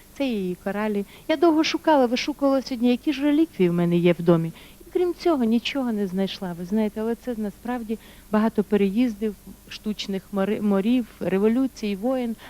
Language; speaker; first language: Ukrainian; native; Ukrainian